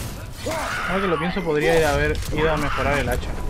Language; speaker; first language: Spanish; native; Spanish